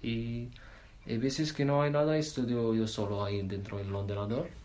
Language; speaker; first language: Spanish; non-native, learner; Arabic